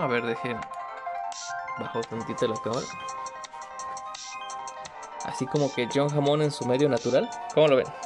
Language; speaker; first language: Spanish; native; Spanish